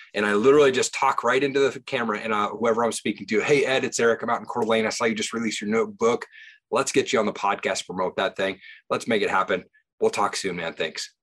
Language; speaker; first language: English; native; English